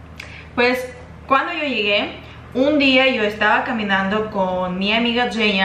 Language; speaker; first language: Spanish; non-native, fluent; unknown